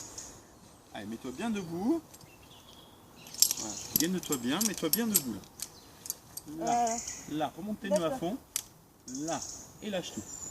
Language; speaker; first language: French; native; French